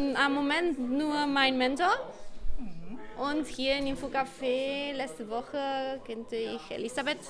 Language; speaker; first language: German; non-native, learner; Spanish